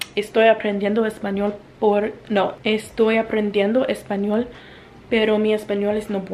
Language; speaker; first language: Spanish; non-native, learner; English